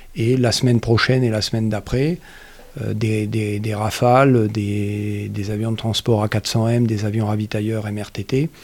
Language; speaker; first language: French; native; French